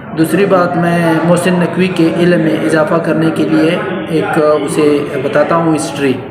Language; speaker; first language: Urdu; non-native, local second language; Pashto